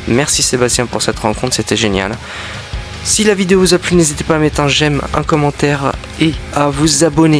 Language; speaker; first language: French; native; French